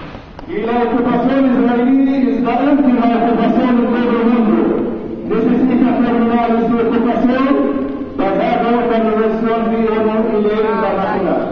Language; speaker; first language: Spanish; non-native, learner; Arabic